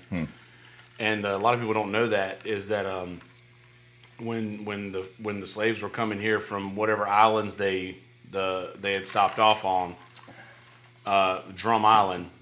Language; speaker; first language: English; native; English